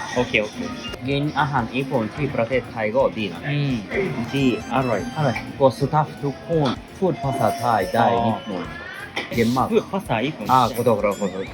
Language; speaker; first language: Thai; non-native, learner; Japanese